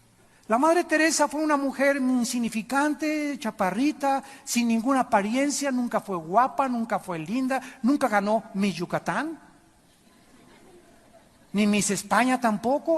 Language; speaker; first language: Spanish; native; Spanish